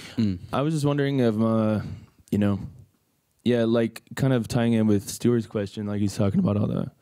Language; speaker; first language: English; native; English